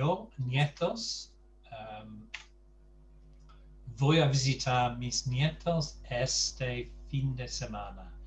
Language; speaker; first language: Spanish; non-native, fluent; English